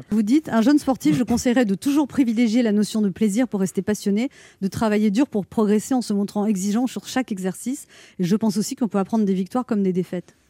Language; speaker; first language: French; native; French